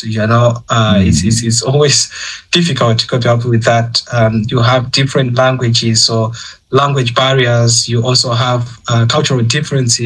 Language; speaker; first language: English; non-native, local second language; Shona